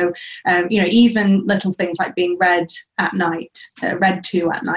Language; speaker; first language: English; native; English